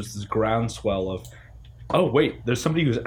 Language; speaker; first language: English; native; English